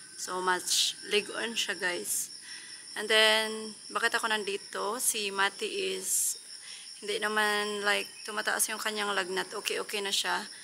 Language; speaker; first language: Filipino; non-native, local second language; Cebuano